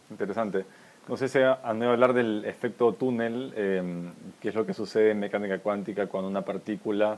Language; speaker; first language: Spanish; native; Spanish